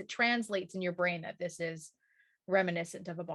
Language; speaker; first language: English; native; English